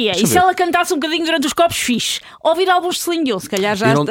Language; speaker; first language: Portuguese; native; Portuguese